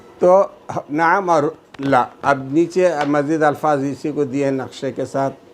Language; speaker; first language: Urdu; native; Urdu